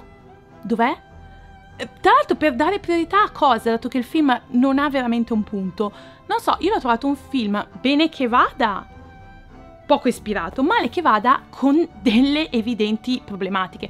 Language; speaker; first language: Italian; native; Italian